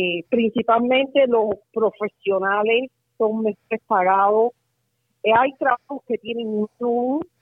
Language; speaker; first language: Spanish; native; Spanish